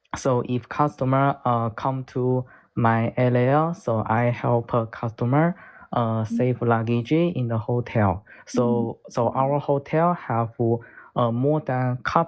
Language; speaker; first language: English; non-native, learner; Korean